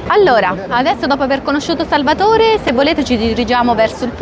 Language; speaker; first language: Italian; native; Italian